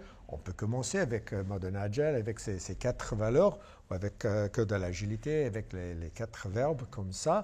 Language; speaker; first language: French; non-native, fluent; English